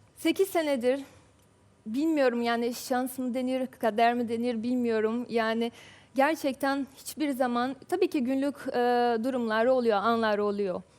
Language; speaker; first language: Turkish; non-native, fluent; English